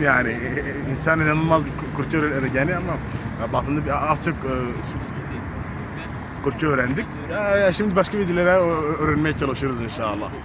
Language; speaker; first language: Turkish; non-native, learner; Arabic